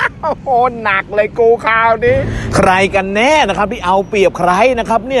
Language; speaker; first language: Thai; native; Thai